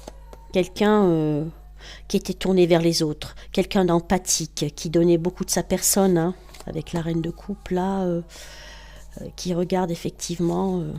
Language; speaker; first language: French; native; French